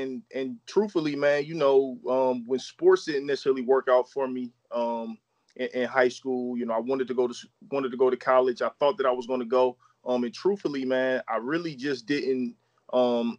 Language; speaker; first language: English; native; English